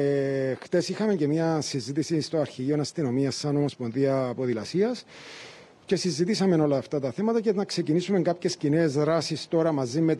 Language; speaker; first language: Greek; native; Greek